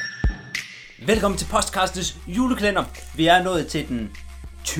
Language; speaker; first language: Danish; native; Danish